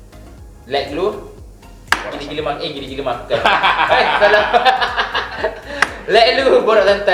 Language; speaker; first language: Malay; native; Malay